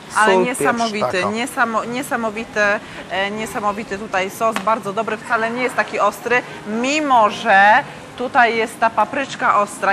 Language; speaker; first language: Polish; native; Polish